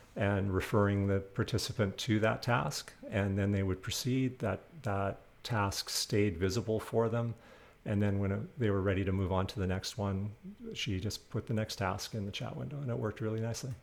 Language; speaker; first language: English; native; English